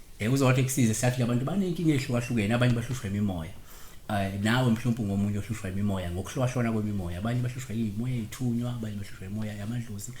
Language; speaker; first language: Zulu; native; Zulu